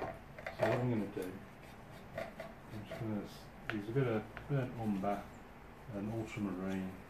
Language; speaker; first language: English; native; English